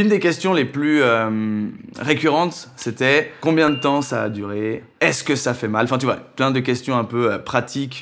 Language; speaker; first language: French; native; French